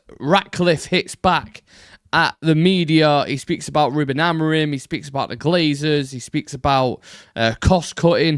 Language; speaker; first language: English; native; English